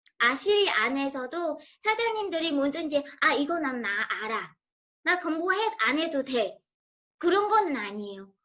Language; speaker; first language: Korean; non-native, fluent; Vietnamese